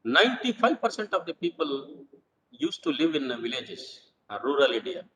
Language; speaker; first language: English; non-native, local second language; Telugu